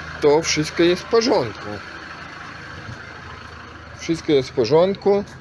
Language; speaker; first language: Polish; non-native, learner; Ukrainian